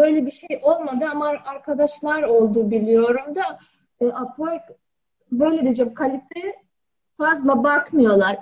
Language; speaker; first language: Turkish; non-native, learner; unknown